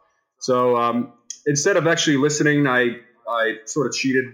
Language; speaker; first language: English; native; English